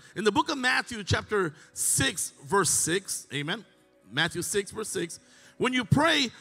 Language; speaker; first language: English; early bilingual, other home language; Spanish